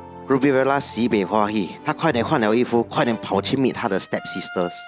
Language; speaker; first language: Chinese; native; Chinese